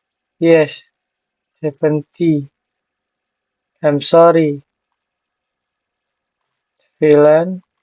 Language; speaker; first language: English; non-native, learner; Indonesian